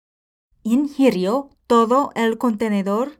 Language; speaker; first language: Spanish; non-native, fluent; English